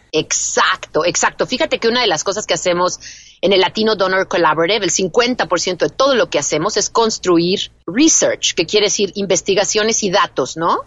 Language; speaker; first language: Spanish; native; Spanish